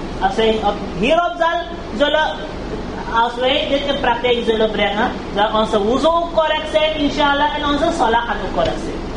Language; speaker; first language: Dutch; early bilingual, heritage; Urdu